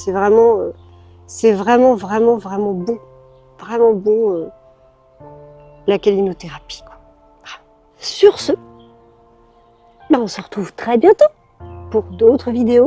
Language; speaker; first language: French; native; French